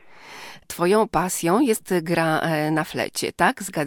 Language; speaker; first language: Polish; native; Polish